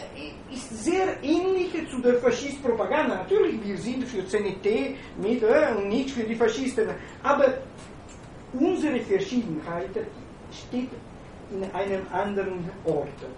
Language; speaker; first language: German; non-native, fluent; Italian